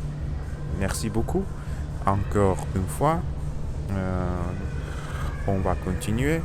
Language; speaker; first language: French; non-native, learner; Russian